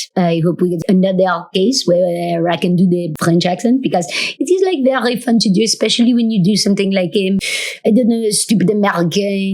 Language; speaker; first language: English; native; English